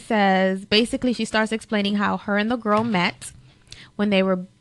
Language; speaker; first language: English; early bilingual, other home language; Spanish